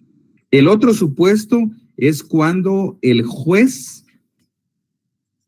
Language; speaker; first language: Spanish; native; Spanish